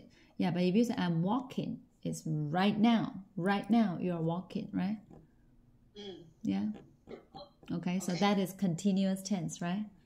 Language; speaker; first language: English; non-native, fluent; Chinese